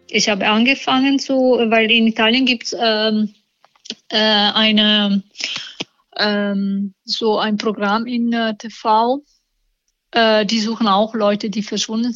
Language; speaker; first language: German; non-native, fluent; Italian